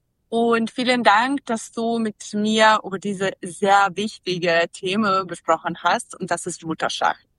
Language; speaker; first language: German; non-native, fluent; Serbian